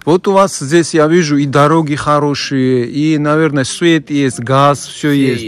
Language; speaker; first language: Russian; non-native, fluent; Georgian